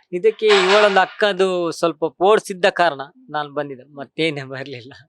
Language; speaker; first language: Kannada; non-native, local second language; Tulu